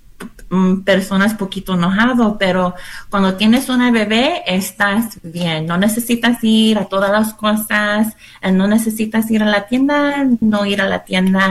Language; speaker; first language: Spanish; non-native, learner; English